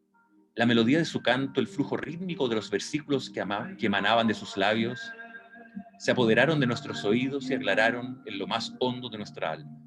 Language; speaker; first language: Spanish; native; Spanish